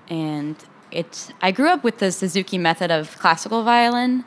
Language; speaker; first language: English; native; English